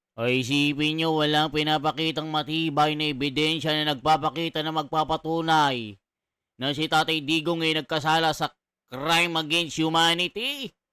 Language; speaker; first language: Filipino; native; Filipino